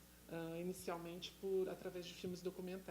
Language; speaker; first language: Portuguese; native; Portuguese